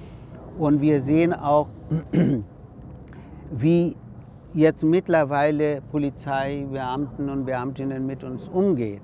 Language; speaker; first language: German; non-native, fluent; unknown